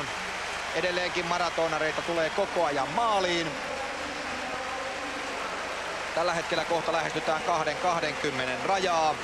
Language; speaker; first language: Finnish; native; Finnish